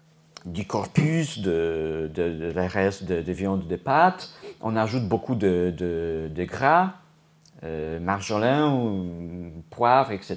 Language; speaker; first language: French; non-native, fluent; Polish